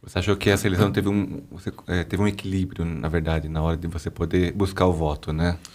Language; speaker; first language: Portuguese; native; Portuguese